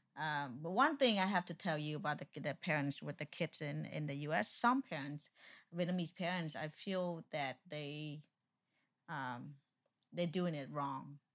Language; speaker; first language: English; non-native, fluent; Vietnamese